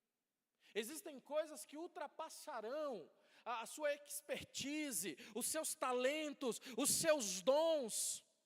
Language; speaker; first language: Portuguese; native; Portuguese